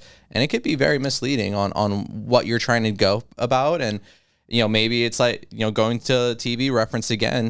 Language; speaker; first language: English; native; English